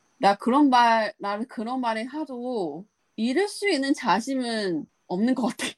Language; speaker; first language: Korean; non-native, learner; Chinese